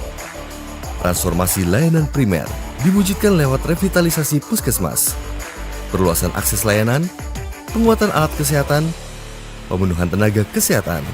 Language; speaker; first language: Indonesian; native; Indonesian